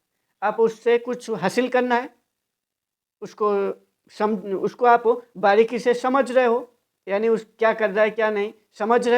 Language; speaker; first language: Hindi; non-native, local second language; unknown